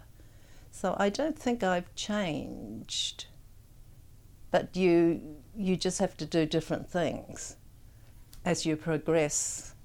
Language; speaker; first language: English; native; English